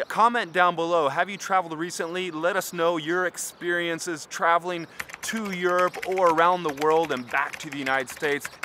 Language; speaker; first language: English; native; English